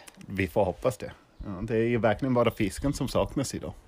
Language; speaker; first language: Swedish; non-native, fluent; German